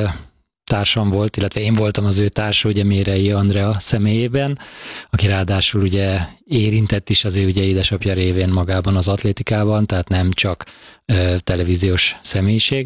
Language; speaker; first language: Hungarian; native; Hungarian